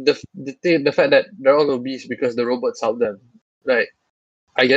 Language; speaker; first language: English; non-native, local second language; Malay